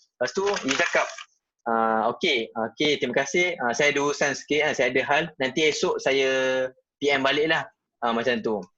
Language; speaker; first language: Malay; native; Malay